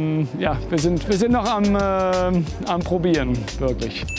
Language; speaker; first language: German; non-native, fluent; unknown